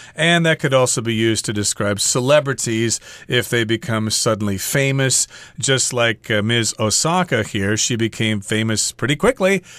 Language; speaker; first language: English; native; English